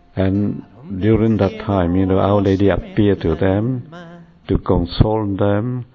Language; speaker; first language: English; non-native, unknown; Vietnamese